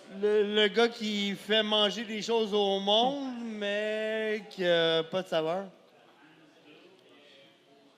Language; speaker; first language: French; native; French